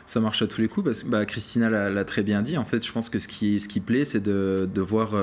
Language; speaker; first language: French; native; French